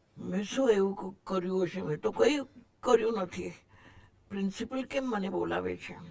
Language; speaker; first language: Gujarati; non-native, local second language; Marathi